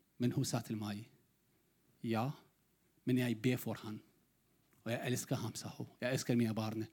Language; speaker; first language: Norwegian; non-native, learner; Arabic